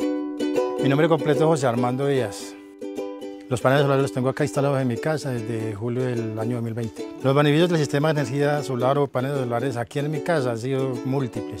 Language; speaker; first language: Spanish; native; Spanish